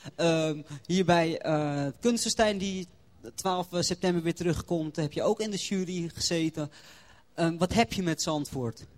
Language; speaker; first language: Dutch; native; Dutch